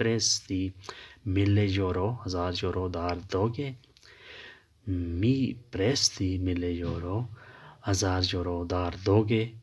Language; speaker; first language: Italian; non-native, fluent; Urdu